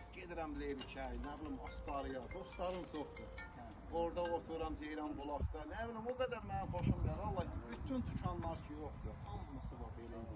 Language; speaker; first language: Azerbaijani; native; Azerbaijani